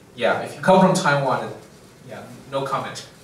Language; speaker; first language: English; non-native, fluent; Chinese